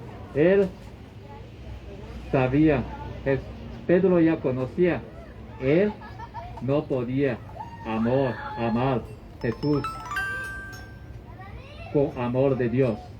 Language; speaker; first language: Spanish; non-native, learner; Chinese